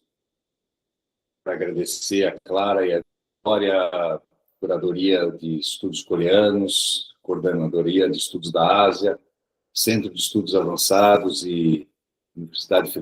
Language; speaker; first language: Portuguese; early bilingual, other home language; Korean